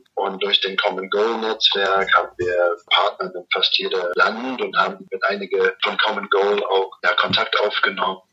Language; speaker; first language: German; non-native, fluent; English